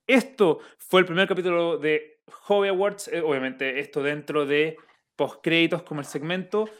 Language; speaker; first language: Spanish; native; Spanish